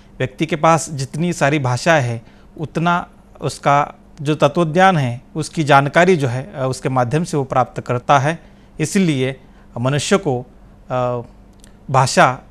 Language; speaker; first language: Hindi; non-native, local second language; Marathi